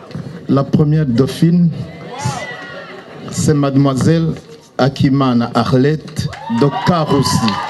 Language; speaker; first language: French; non-native, local second language; Rundi